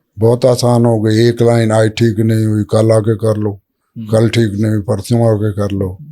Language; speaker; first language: Urdu; non-native, local second language; Saraiki